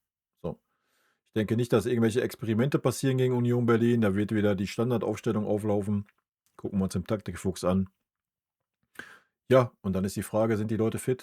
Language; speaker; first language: German; native; German